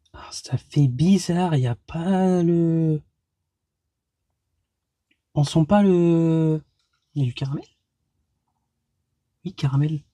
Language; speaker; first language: French; native; French